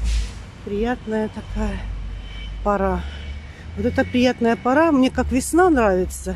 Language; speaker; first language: Russian; native; Russian